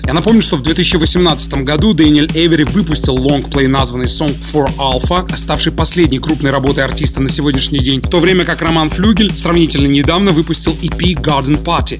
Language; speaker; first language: Russian; native; Russian